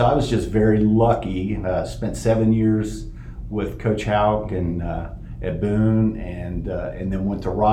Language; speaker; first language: English; native; English